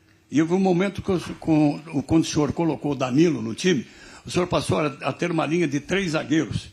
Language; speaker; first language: Portuguese; native; Portuguese